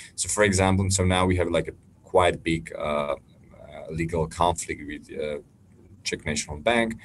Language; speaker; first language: English; non-native, fluent; Slovak